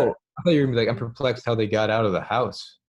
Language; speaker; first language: English; native; English